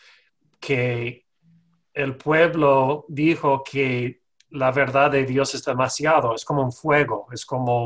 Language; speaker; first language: Spanish; non-native, fluent; English